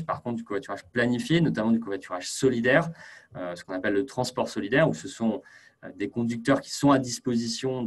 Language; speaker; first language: French; native; French